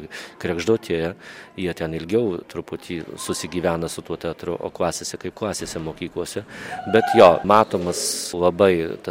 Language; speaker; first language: Lithuanian; native; Lithuanian